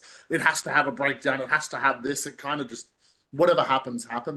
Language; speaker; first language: English; native; English